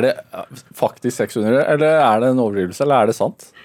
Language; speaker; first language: Norwegian; native; Norwegian